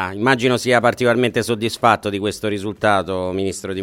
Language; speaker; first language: Italian; native; Italian